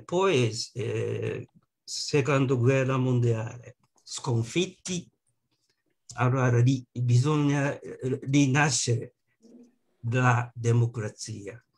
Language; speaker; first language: Italian; non-native, learner; Japanese